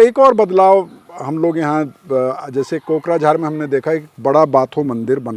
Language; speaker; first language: Hindi; native; Hindi